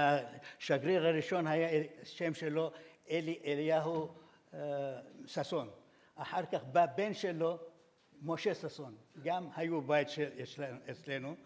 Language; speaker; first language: Hebrew; non-native, fluent; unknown